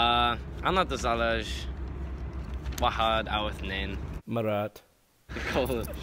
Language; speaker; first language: Arabic; non-native, learner; English